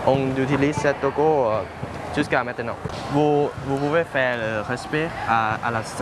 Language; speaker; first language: French; non-native, learner; Thai